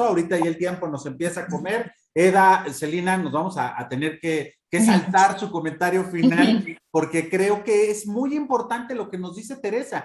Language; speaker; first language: Spanish; native; Spanish